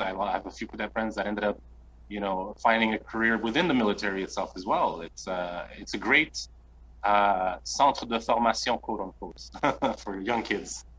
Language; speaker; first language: English; native; English